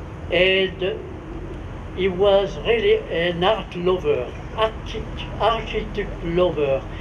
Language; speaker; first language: English; non-native, fluent; French